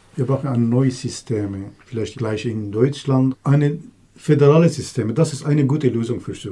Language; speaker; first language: German; non-native, learner; Kurdish